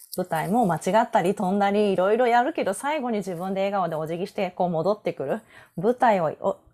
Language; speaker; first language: Japanese; native; Japanese